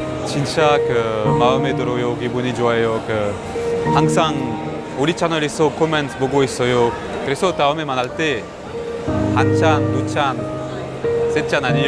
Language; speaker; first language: Korean; non-native, learner; French